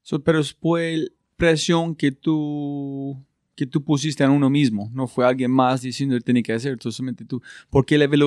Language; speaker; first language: Spanish; non-native, fluent; English